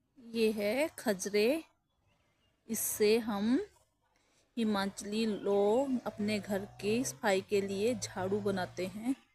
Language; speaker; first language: Hindi; non-native, local second language; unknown